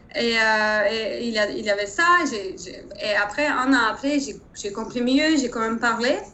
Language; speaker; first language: French; non-native, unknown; Turkish